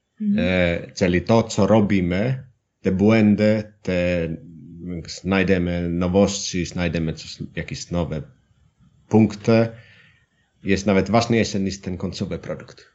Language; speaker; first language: Polish; non-native, learner; Finnish